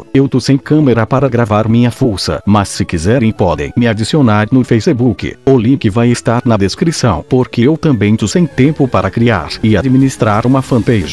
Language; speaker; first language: Portuguese; native; Portuguese